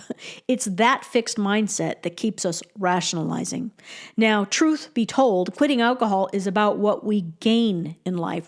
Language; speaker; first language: English; native; English